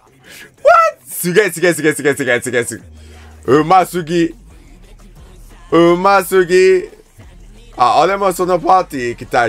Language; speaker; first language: Japanese; non-native, learner; English